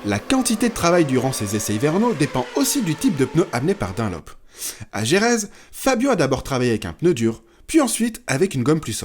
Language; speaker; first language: French; native; French